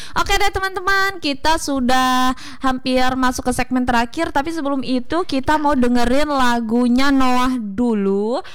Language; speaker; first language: Indonesian; non-native, local second language; Javanese